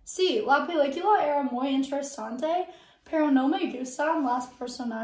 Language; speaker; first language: Spanish; non-native, learner; English